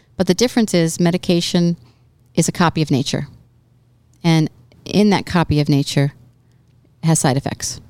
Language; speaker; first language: English; native; English